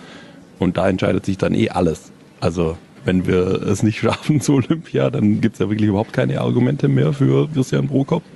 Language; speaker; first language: German; native; German